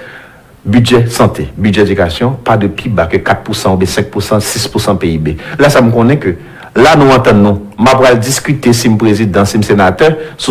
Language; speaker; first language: French; non-native, local second language; Haitian Creole